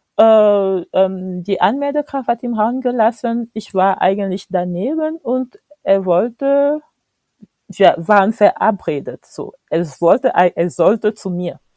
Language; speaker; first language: German; non-native, fluent; French